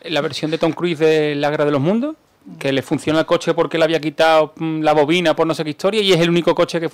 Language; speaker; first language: Spanish; native; Spanish